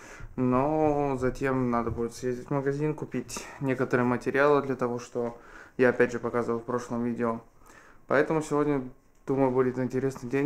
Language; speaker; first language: Russian; native; Russian